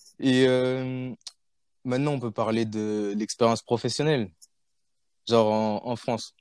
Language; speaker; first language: French; early bilingual, other home language; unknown